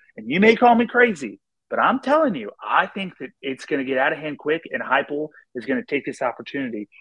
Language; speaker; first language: English; native; English